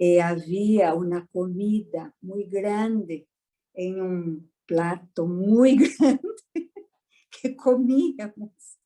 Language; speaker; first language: Spanish; non-native, fluent; Portuguese